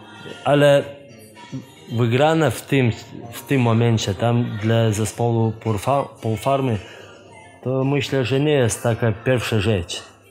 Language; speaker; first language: Polish; non-native, fluent; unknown